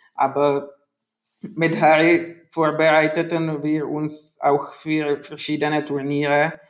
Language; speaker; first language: German; non-native, learner; Czech